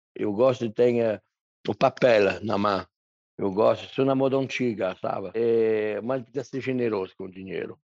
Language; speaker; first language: Portuguese; non-native, fluent; French